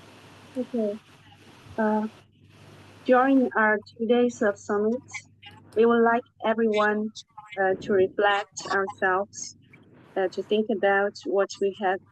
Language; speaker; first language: English; non-native, fluent; Chinese